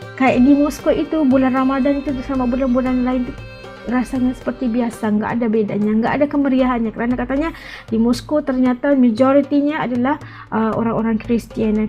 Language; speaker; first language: Malay; native; Malay